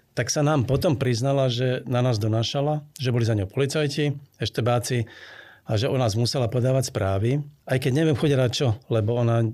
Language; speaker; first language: Slovak; early bilingual, other home language; Czech